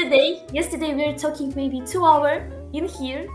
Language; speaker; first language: English; non-native, learner; Russian